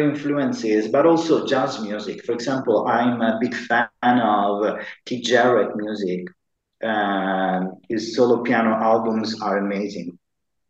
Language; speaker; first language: English; non-native, fluent; Italian